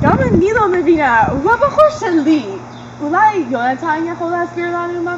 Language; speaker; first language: Hebrew; non-native, learner; English